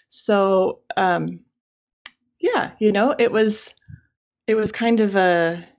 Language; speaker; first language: English; native; English